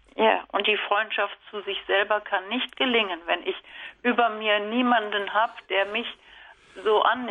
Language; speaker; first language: German; native; German